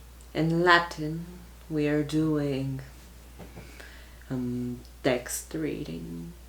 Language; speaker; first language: English; early bilingual, other home language; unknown